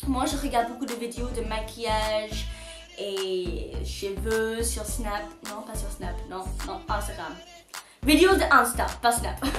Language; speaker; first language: French; non-native, fluent; English